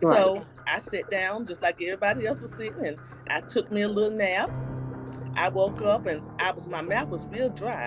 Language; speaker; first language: English; native; English